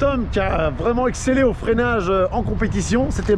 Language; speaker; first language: French; native; French